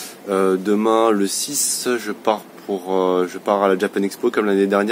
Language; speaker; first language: French; native; French